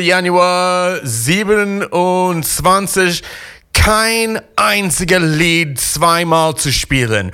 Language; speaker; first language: German; non-native, fluent; English